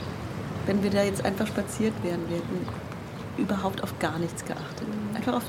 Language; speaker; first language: German; native; German